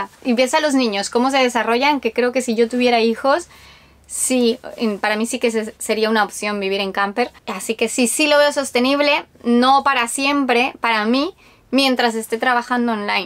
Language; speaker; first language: Spanish; native; Spanish